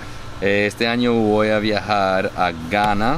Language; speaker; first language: Spanish; early bilingual, heritage; Spanish